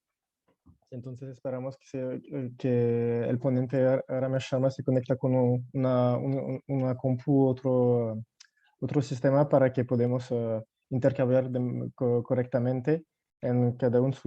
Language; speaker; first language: Spanish; non-native, fluent; French